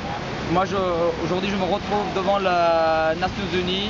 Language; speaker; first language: French; non-native, fluent; Persian